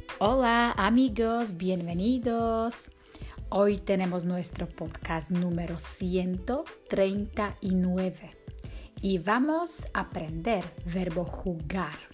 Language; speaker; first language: Spanish; non-native, fluent; Slovak